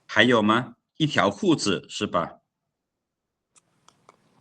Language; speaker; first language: Chinese; non-native, fluent; Lao